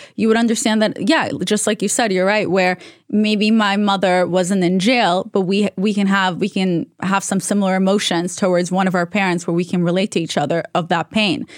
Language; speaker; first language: English; non-native, fluent; Hebrew